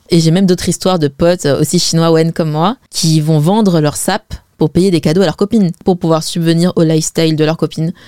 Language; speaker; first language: French; early bilingual, other home language; Wu Chinese